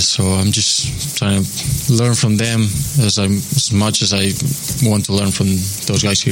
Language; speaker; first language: English; non-native, fluent; Spanish